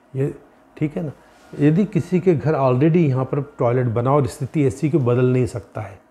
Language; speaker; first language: Hindi; native; Hindi